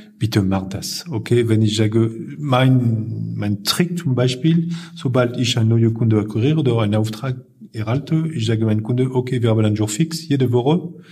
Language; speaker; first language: German; non-native, fluent; French